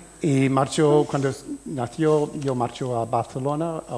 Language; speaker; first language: Spanish; early bilingual, heritage; English